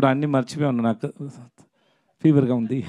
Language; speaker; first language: Telugu; non-native, learner; Tamil